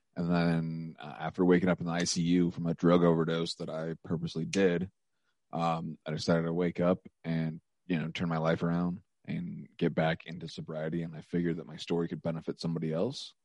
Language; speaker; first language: English; native; English